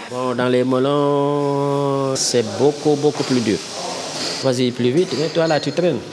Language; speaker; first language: French; non-native, local second language; Wolof